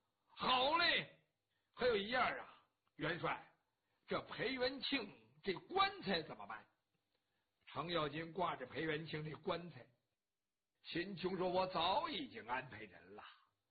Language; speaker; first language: Chinese; native; Chinese